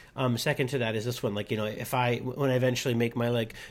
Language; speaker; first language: English; native; English